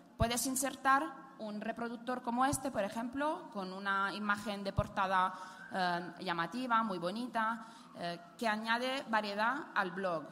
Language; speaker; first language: Spanish; non-native, fluent; Italian